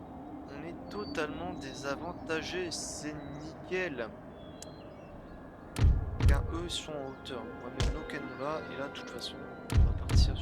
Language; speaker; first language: French; native; French